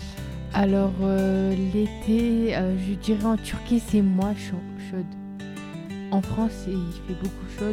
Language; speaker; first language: French; early bilingual, other home language; Turkish